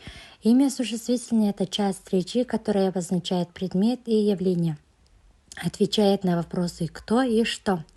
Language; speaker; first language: Russian; non-native, local second language; Kazakh